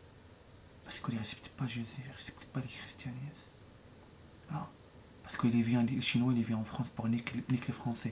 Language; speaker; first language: French; non-native, learner; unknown